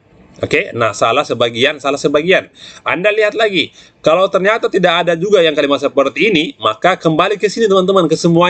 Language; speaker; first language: Indonesian; native; Indonesian